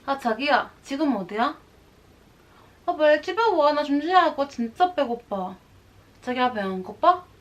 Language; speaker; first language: Korean; non-native, learner; English